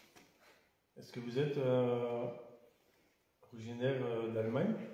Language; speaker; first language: French; native; French